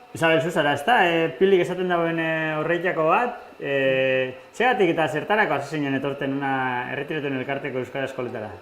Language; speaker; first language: Basque; native; Basque